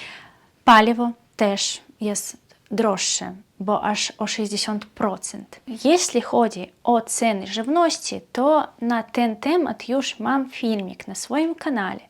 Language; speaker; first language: Polish; non-native, fluent; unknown